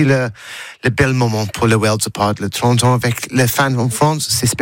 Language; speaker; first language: French; non-native, learner; English